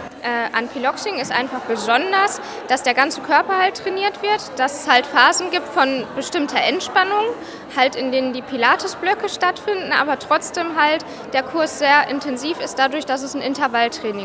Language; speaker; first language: German; native; German